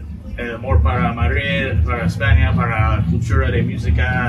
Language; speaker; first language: Spanish; non-native, learner; English